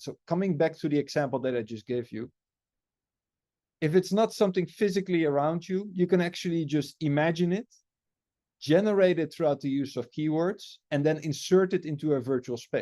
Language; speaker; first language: English; non-native, fluent; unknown